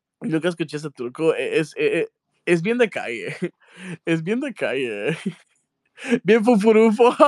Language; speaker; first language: Spanish; native; Spanish